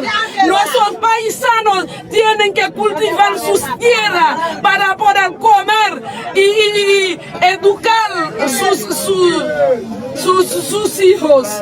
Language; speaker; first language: Spanish; non-native, fluent; Haitian Creole